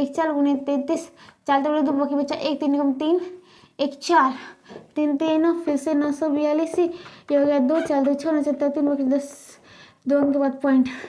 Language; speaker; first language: Hindi; native; Hindi